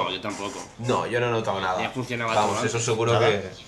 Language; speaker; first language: Spanish; native; Spanish